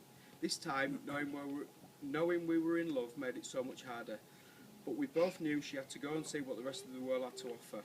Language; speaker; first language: English; native; English